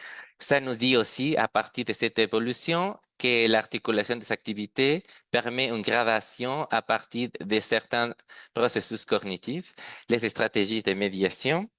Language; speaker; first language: French; non-native, fluent; Spanish